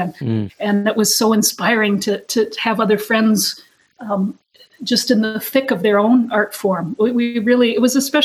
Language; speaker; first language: English; native; English